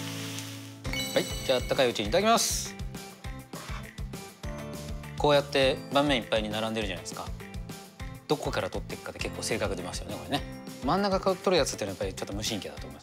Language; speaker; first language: Japanese; native; Japanese